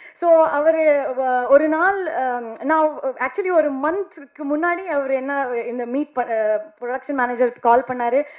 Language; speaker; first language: Tamil; non-native, learner; Kannada